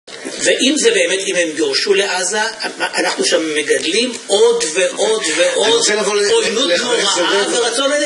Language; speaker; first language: Hebrew; native; Hebrew